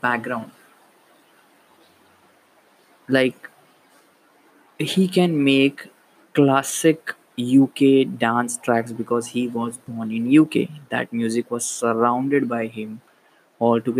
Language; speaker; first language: English; non-native, local second language; Marathi